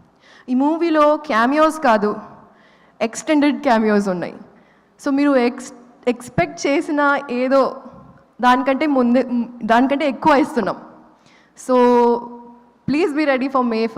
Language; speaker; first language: Telugu; non-native, local second language; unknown